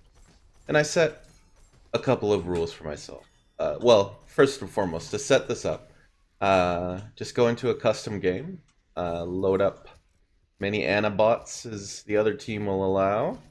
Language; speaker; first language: English; native; English